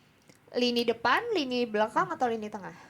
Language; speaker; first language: Indonesian; native; Indonesian